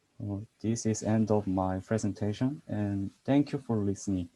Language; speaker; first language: English; non-native, learner; Korean